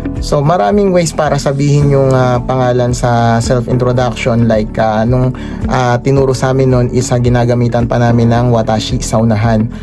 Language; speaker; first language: Filipino; native; Filipino